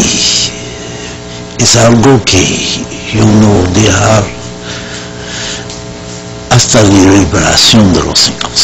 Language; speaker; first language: Spanish; non-native, learner; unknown